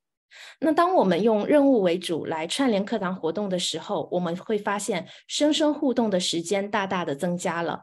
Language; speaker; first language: Chinese; native; Chinese